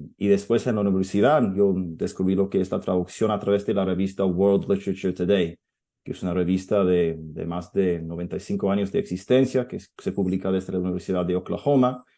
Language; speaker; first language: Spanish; non-native, fluent; English